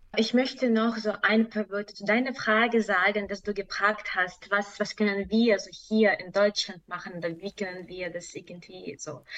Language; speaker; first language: German; non-native, fluent; Russian